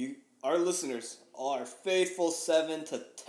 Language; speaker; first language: English; early bilingual, other home language; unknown